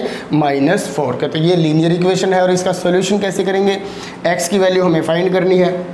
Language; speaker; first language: Hindi; native; Hindi